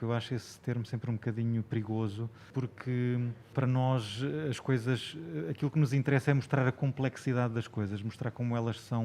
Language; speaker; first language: Portuguese; native; Portuguese